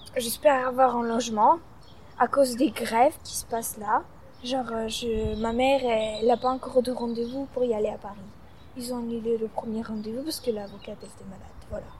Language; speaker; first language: French; early bilingual, other home language; Russian